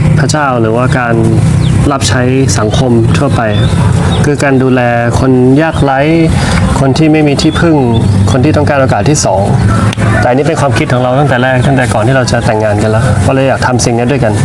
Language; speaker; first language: Thai; native; Thai